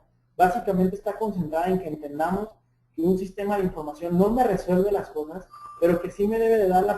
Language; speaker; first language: Spanish; native; Spanish